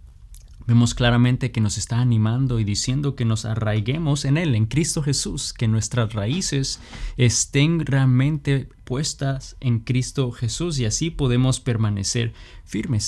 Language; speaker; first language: Spanish; native; Spanish